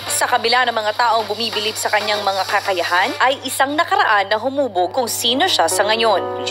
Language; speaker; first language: Filipino; native; Filipino